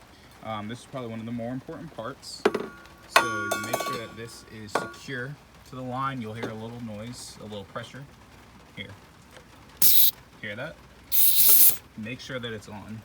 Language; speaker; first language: English; native; English